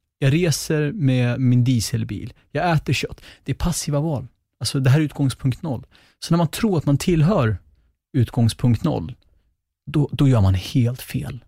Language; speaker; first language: Swedish; early bilingual, other home language; Kurdish